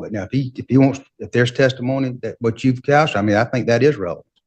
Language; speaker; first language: English; native; English